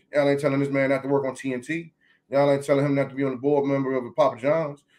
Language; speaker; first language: English; native; English